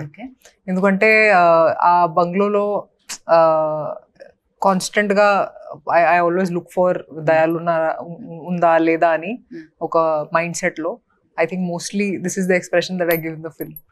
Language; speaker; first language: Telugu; non-native, fluent; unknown